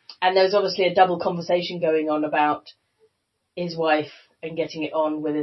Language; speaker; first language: English; native; English